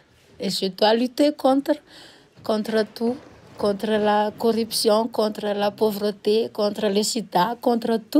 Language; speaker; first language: French; non-native, local second language; Malagasy